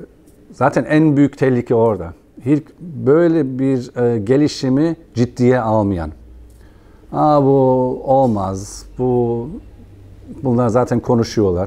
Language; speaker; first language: Turkish; non-native, fluent; German